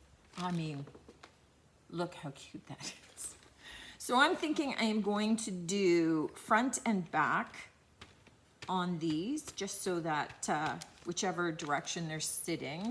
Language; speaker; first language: English; native; English